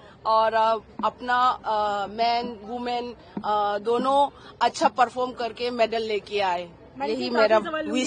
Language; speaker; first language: Hindi; non-native, local second language; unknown